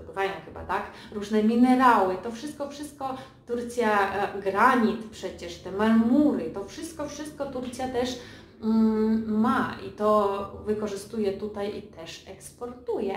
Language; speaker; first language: Polish; early bilingual, heritage; Polish